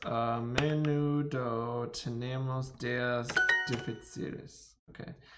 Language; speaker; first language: Spanish; non-native, learner; English